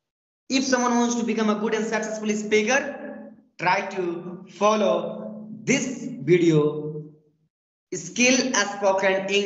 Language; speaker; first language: English; non-native, learner; Hindi